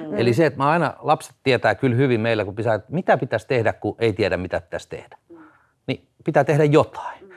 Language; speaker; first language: Finnish; native; Finnish